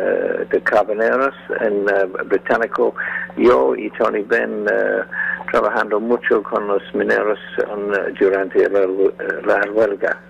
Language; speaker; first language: Spanish; non-native, learner; English